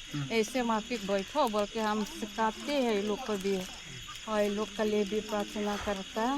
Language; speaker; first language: Hindi; non-native, local second language; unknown